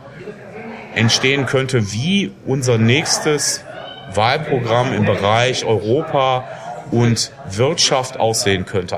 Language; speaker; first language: German; native; German